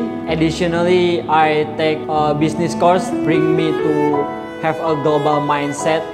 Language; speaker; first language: English; non-native, learner; Indonesian